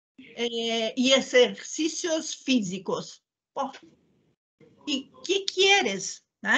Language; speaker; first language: Spanish; non-native, learner; Portuguese